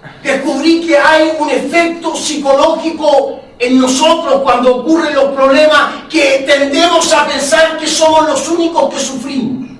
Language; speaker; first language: Spanish; native; Spanish